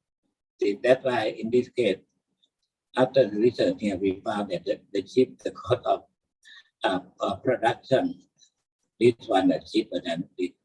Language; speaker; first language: English; non-native, learner; Thai